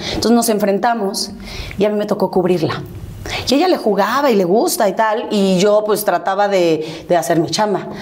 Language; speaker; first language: Spanish; early bilingual, other home language; Catalan